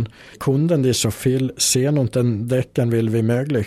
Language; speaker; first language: German; non-native, fluent; Swedish